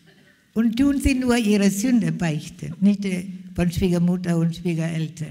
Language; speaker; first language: German; non-native, fluent; Malayalam